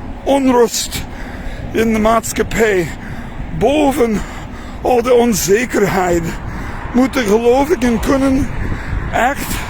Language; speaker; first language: Dutch; non-native, fluent; English